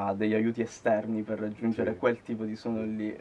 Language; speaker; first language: Italian; native; Italian